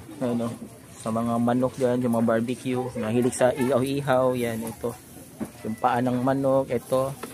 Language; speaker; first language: Filipino; non-native, local second language; Cebuano